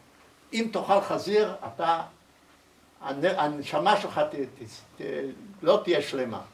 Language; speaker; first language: Hebrew; early bilingual, other home language; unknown